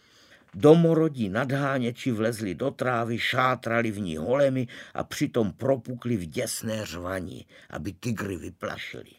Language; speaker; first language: Czech; native; Czech